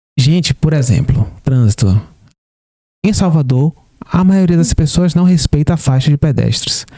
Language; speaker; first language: Portuguese; native; Portuguese